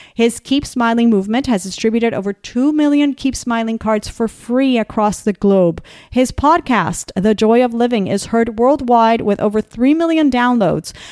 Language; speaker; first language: English; non-native, fluent; Spanish